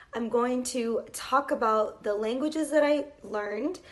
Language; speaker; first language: English; native; English